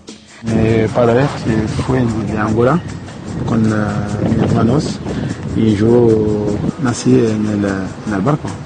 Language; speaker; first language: Spanish; non-native, learner; French